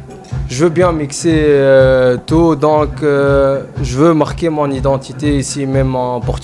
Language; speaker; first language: French; non-native, fluent; Arabic